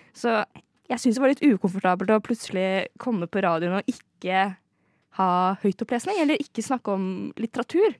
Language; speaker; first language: Norwegian; native; Norwegian